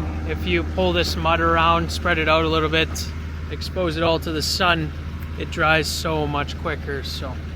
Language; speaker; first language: English; native; English